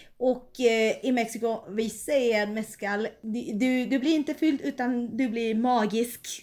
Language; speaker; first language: Swedish; non-native, fluent; Spanish